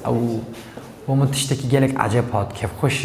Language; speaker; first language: Kurdish; non-native, local second language; Turkish